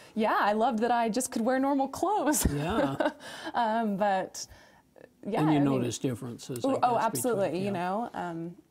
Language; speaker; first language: English; native; English